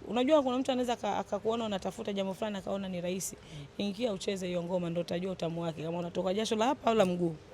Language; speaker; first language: Swahili; native; Swahili